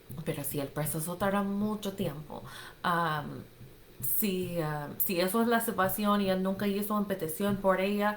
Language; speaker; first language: Spanish; non-native, fluent; English